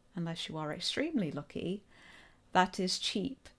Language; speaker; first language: English; native; English